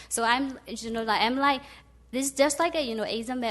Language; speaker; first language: English; non-native, fluent; Burmese